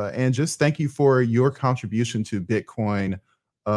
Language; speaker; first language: English; native; English